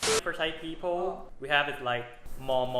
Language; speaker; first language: English; non-native, fluent; Thai